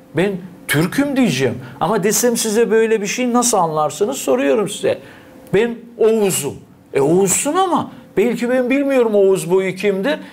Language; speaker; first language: Turkish; native; Turkish